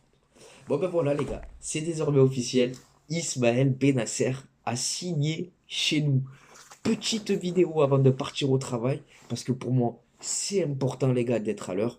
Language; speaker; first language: French; native; French